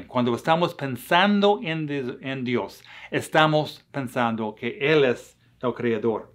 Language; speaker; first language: Spanish; non-native, fluent; English